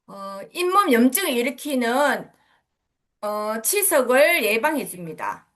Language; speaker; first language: Korean; native; Korean